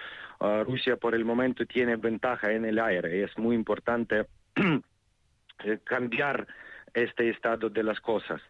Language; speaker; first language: Spanish; non-native, fluent; Ukrainian